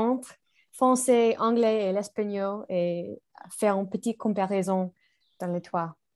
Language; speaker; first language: French; non-native, learner; English